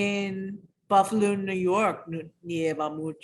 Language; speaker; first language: Spanish; non-native, learner; English